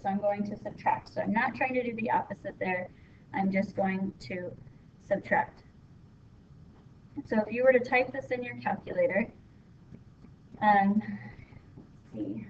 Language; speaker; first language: English; native; English